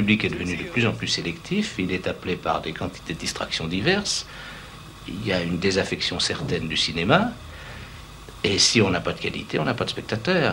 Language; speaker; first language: French; native; French